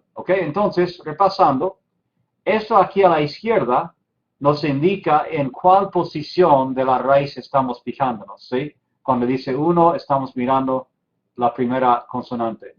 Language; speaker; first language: Spanish; non-native, fluent; English